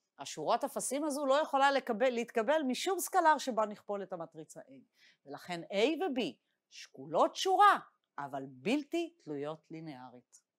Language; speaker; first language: Hebrew; native; Hebrew